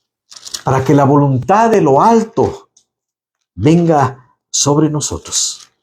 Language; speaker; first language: Spanish; native; Spanish